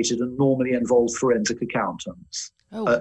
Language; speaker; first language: English; native; English